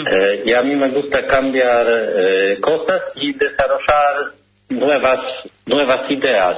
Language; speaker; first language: Spanish; non-native, learner; Polish